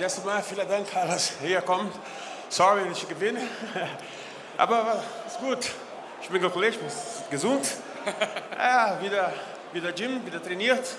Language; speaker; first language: German; non-native, learner; Portuguese